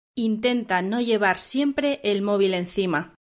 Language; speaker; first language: Spanish; native; Spanish